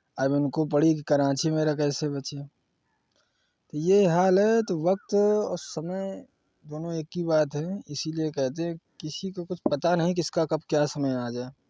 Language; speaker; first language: Hindi; native; Hindi